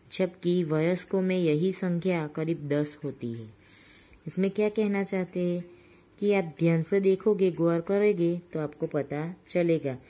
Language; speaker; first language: Hindi; non-native, local second language; Gujarati